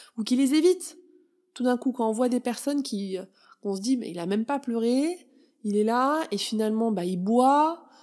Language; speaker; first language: French; native; French